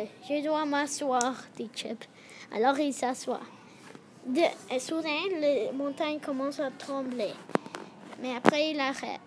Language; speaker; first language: French; non-native, learner; English